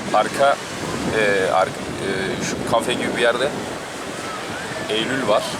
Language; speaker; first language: Turkish; native; Turkish